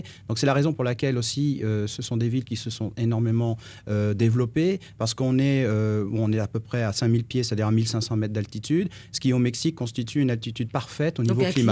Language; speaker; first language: French; native; French